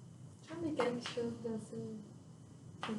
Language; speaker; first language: French; non-native, fluent; Portuguese